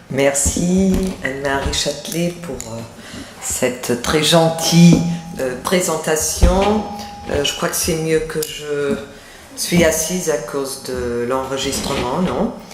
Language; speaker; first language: French; non-native, fluent; Portuguese